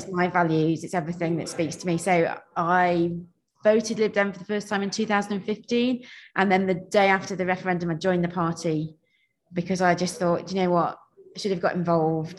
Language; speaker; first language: English; native; English